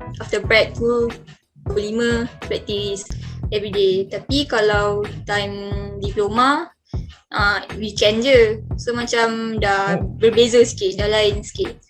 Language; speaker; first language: Malay; native; Malay